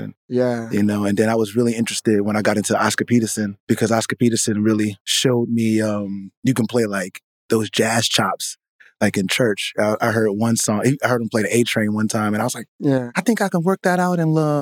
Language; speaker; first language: English; native; English